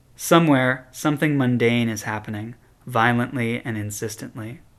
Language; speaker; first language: English; native; English